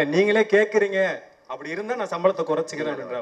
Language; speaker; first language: Tamil; native; Tamil